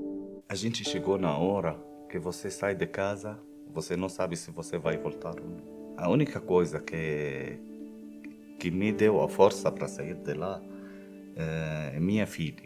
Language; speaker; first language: Portuguese; non-native, fluent; Arabic